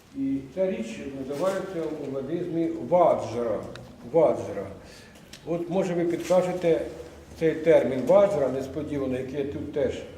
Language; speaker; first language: Ukrainian; native; Ukrainian